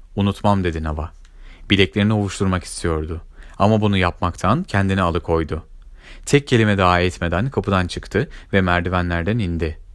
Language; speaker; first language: Turkish; native; Turkish